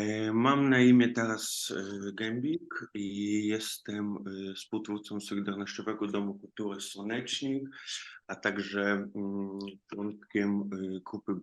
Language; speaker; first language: Polish; non-native, fluent; Ukrainian